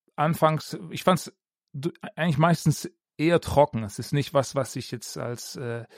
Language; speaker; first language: German; native; German